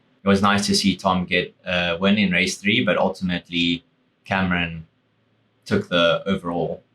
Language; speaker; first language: English; native; English